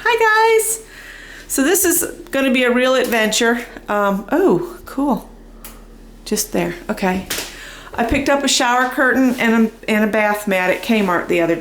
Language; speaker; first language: English; native; English